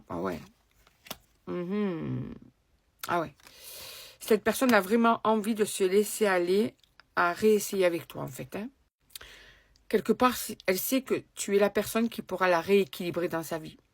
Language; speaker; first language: French; native; French